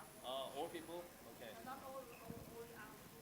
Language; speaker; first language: English; non-native, fluent; Korean